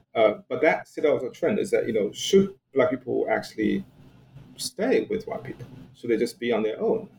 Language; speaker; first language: English; non-native, fluent; Chinese